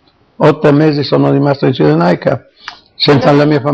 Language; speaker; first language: Italian; non-native, local second language; Arabic